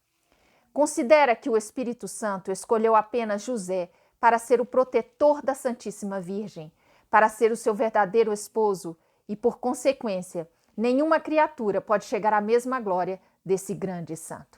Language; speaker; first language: Portuguese; native; Portuguese